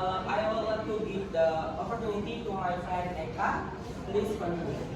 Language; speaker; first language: English; non-native, learner; Indonesian